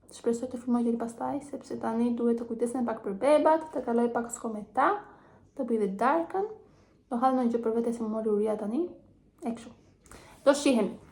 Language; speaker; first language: Albanian; early bilingual, heritage; Albanian